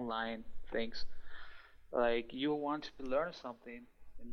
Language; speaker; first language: English; non-native, fluent; Spanish